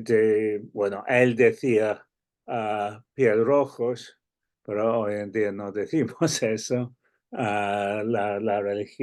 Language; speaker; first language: Spanish; non-native, fluent; English